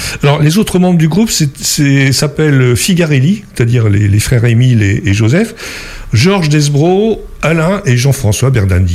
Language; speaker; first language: French; native; French